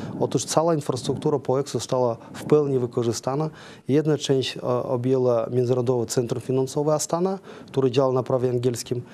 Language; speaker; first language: Polish; non-native, fluent; Kazakh